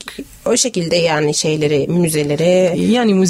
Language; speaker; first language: Turkish; non-native, fluent; Arabic